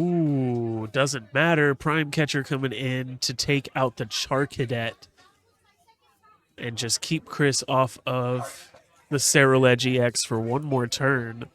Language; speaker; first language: English; native; English